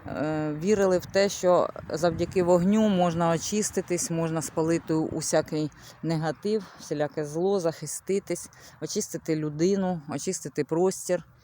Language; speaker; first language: Ukrainian; non-native, local second language; Russian